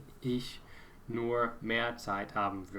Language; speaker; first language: German; non-native, fluent; English